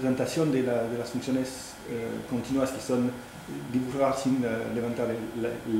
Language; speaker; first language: Spanish; non-native, fluent; French